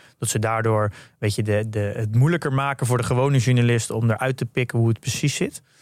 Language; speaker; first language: Dutch; native; Dutch